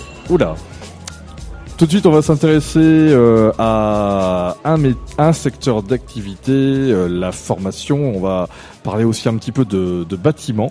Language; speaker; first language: French; native; French